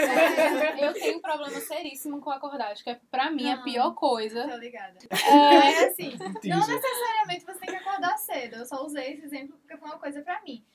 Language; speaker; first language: Portuguese; native; Portuguese